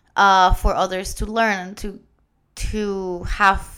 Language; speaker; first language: English; non-native, fluent; Spanish